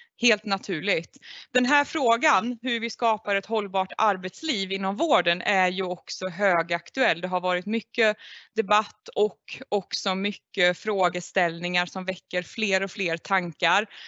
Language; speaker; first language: Swedish; native; Swedish